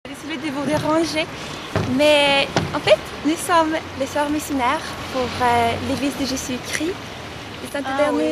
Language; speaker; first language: French; non-native, learner; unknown